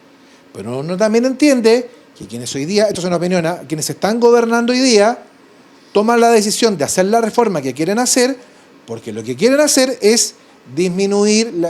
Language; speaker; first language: Spanish; native; Spanish